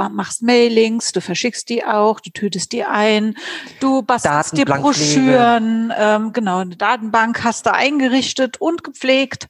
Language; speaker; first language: German; native; German